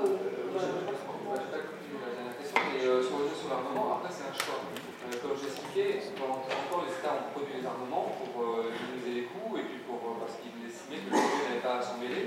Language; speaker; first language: French; native; French